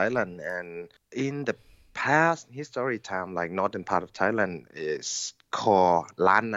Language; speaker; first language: English; non-native, learner; Thai